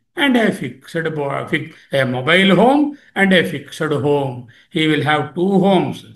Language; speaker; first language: English; non-native, local second language; Telugu